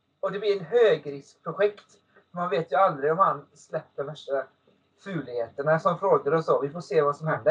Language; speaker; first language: Swedish; native; Swedish